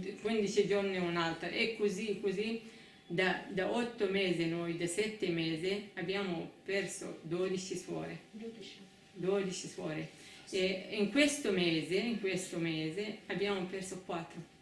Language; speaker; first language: Italian; non-native, fluent; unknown